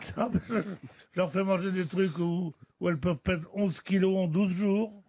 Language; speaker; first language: French; native; French